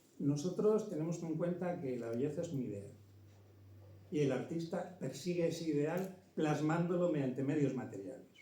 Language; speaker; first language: Spanish; native; Spanish